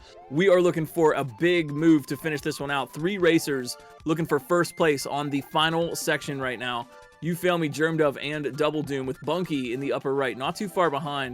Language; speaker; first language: English; native; English